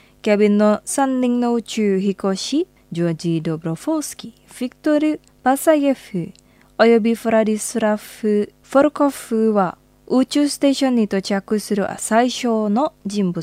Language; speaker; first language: Japanese; non-native, fluent; Indonesian